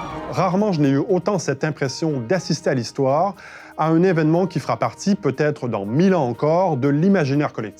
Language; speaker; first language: French; native; French